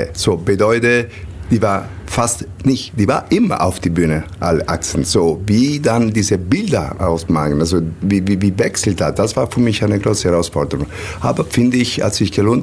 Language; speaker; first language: German; non-native, learner; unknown